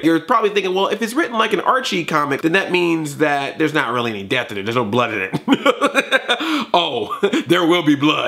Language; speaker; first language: English; native; English